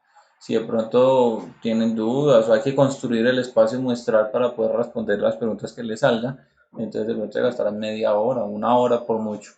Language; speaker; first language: Spanish; native; Spanish